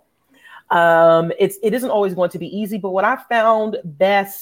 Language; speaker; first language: English; native; English